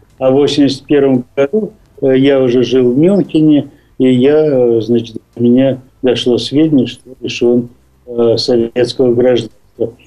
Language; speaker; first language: Russian; native; Russian